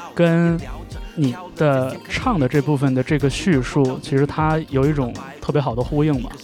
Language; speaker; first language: Chinese; native; Chinese